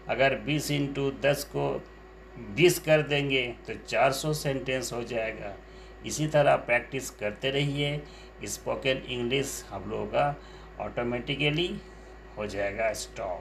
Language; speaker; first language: Hindi; non-native, local second language; Bangla